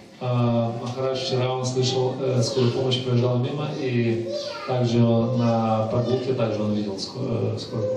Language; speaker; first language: Russian; native; Russian